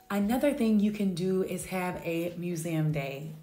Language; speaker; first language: English; native; English